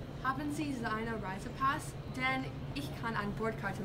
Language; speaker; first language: German; non-native, learner; English